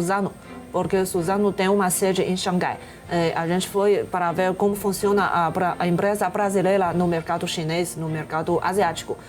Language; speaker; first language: Portuguese; non-native, fluent; Chinese